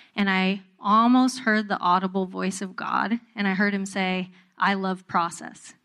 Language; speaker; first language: English; native; English